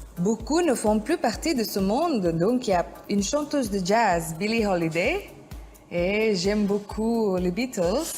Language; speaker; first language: French; non-native, fluent; Indonesian